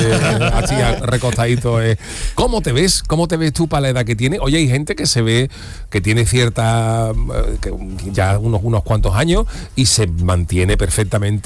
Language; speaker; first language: Spanish; native; Spanish